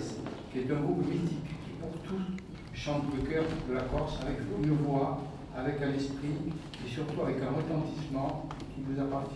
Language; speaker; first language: French; native; French